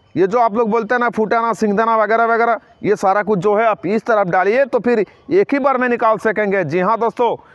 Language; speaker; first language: Hindi; non-native, local second language; Bangla